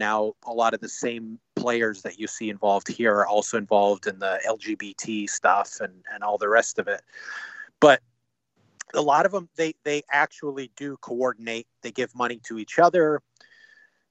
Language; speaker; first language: English; native; English